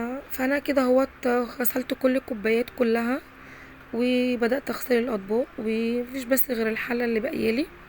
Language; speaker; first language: Arabic; native; Arabic